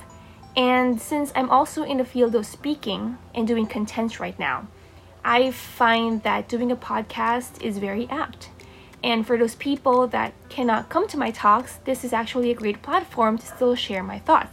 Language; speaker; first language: English; non-native, local second language; Filipino